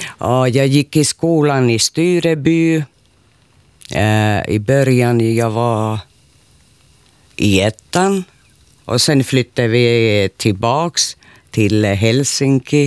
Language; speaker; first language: Swedish; non-native, local second language; Finnish